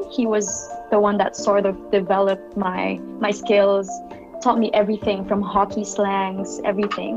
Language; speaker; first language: English; non-native, local second language; Filipino